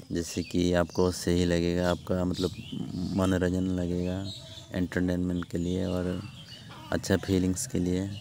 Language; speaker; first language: Hindi; non-native, local second language; Odia